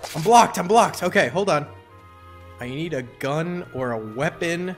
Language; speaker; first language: English; native; English